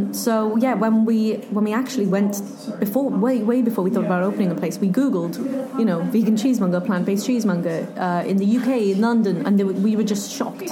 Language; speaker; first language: English; native; English